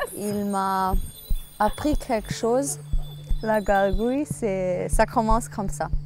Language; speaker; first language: French; non-native, learner; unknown